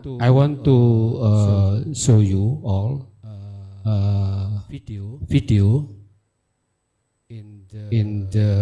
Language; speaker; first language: English; non-native, learner; Indonesian